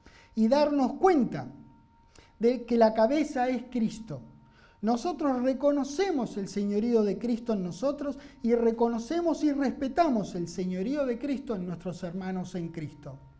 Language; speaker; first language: Spanish; native; Spanish